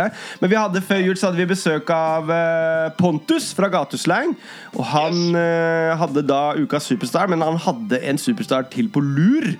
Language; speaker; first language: Norwegian; native; Norwegian